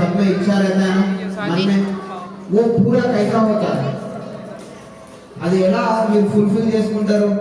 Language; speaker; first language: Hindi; non-native, local second language; Telugu